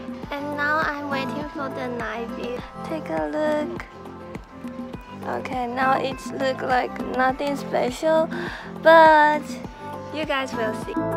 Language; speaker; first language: English; non-native, learner; Chinese